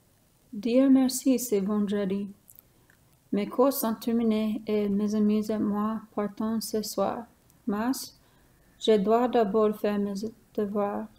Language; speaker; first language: French; non-native, learner; English